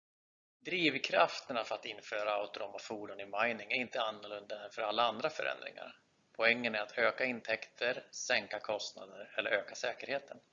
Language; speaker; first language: Swedish; native; Swedish